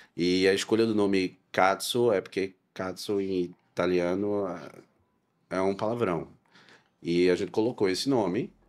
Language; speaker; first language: Portuguese; native; Portuguese